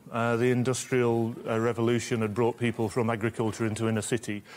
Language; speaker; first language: English; native; English